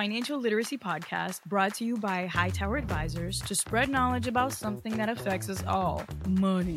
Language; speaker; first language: English; early bilingual, other home language; Portuguese